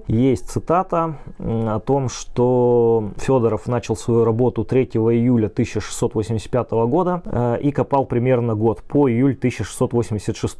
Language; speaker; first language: Russian; native; Russian